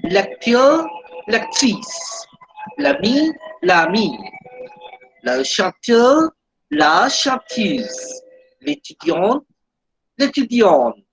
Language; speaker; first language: French; non-native, fluent; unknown